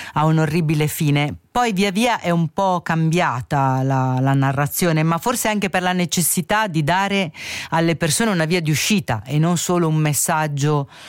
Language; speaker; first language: Italian; native; Italian